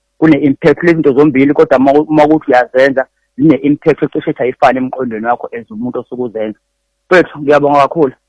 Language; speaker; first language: Zulu; native; Zulu